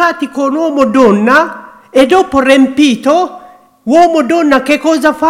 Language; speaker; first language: Italian; non-native, learner; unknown